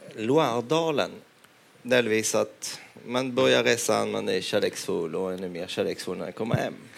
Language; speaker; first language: Swedish; non-native, fluent; French